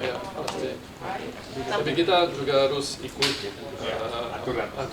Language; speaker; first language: Indonesian; non-native, fluent; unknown